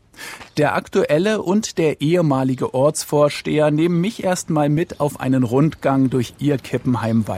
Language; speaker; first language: German; native; German